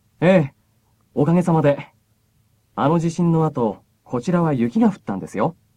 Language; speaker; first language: Japanese; native; Japanese